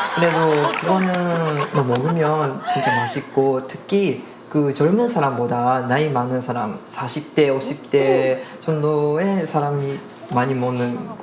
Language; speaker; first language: Korean; non-native, fluent; Japanese